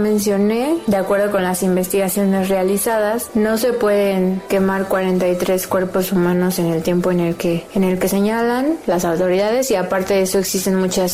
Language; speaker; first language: Spanish; native; Spanish